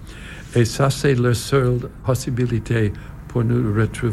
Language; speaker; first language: French; non-native, learner; English